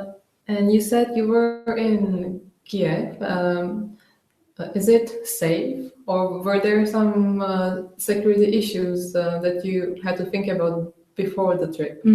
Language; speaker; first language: English; non-native, fluent; Czech